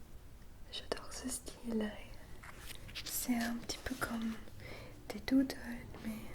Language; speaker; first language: French; non-native, fluent; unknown